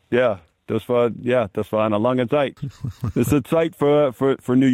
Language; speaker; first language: German; non-native, learner; English